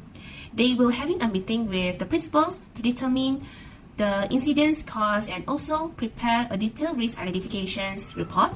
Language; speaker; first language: English; non-native, local second language; Malay